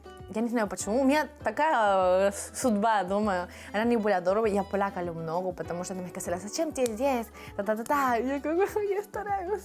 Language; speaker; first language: Russian; non-native, fluent; Spanish